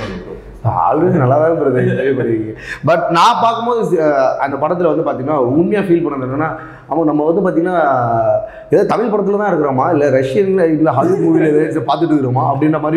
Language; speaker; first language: Tamil; native; Tamil